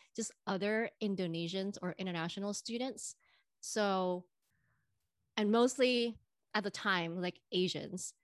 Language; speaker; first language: English; non-native, fluent; Indonesian